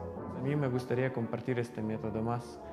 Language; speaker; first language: Spanish; non-native, fluent; Russian